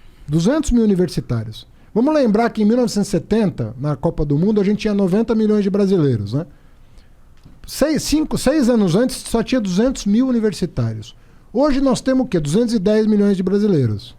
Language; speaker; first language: Portuguese; native; Portuguese